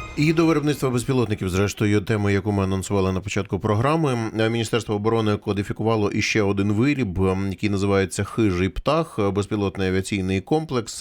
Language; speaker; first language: Ukrainian; native; Ukrainian